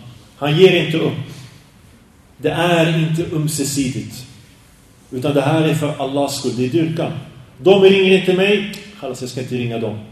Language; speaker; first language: Swedish; early bilingual, other home language; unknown